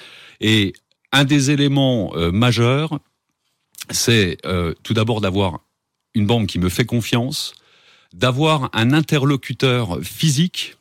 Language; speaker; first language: French; native; French